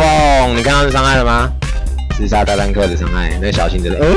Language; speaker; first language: Chinese; native; Chinese